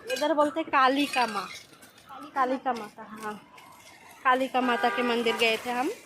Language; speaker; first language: Hindi; non-native, local second language; Bangla